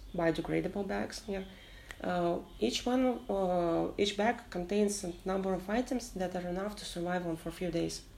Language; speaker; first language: English; non-native, fluent; Russian